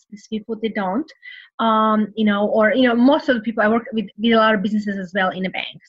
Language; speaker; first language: English; non-native, fluent; Serbian